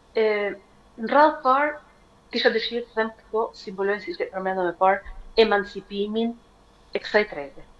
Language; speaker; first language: Albanian; native; Albanian